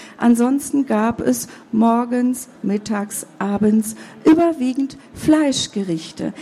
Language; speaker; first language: German; early bilingual, other home language; Kurdish